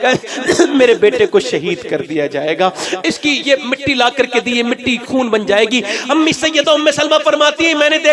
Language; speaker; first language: Urdu; native; Urdu